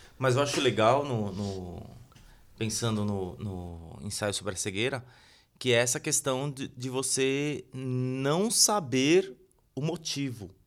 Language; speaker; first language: Portuguese; native; Portuguese